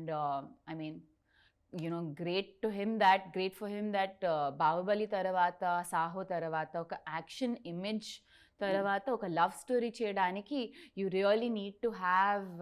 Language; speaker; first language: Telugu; non-native, learner; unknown